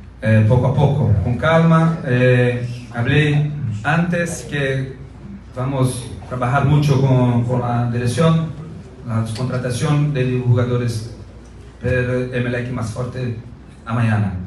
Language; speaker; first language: Spanish; non-native, learner; Portuguese